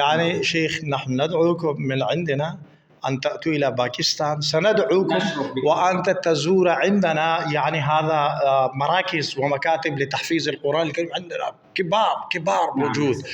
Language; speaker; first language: Arabic; non-native, fluent; Pashto